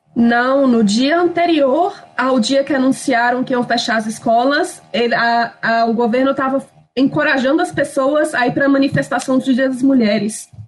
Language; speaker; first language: Portuguese; native; Portuguese